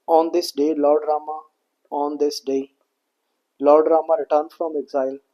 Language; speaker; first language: Hindi; non-native, local second language; Punjabi